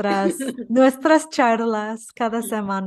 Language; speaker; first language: Spanish; non-native, fluent; English